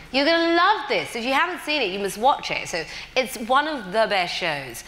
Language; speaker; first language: English; native; English